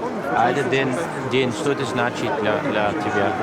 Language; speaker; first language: Russian; non-native, learner; Dutch